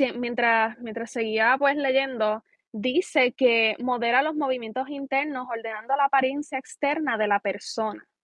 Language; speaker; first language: Spanish; native; Spanish